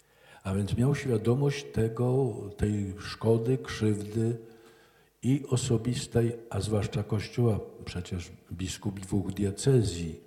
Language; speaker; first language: Polish; native; Polish